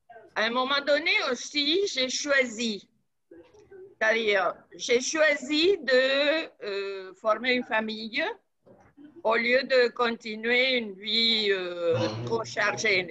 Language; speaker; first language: French; non-native, fluent; Spanish